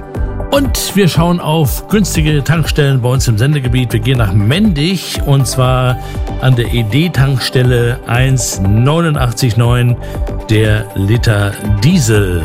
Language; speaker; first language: German; native; German